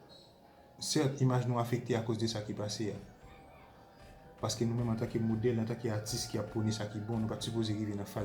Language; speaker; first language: French; non-native, local second language; Haitian Creole